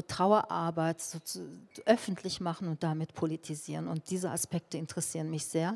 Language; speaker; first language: German; early bilingual, other home language; Turkish